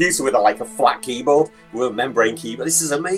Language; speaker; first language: English; native; English